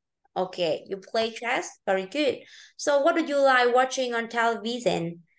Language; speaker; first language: English; non-native, fluent; Vietnamese